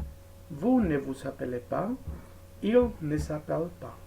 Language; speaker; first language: French; non-native, fluent; Spanish